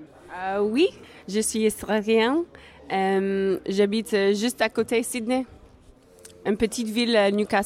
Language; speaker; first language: French; non-native, learner; English